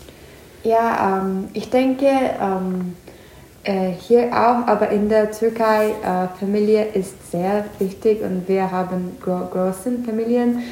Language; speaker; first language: German; non-native, learner; Turkish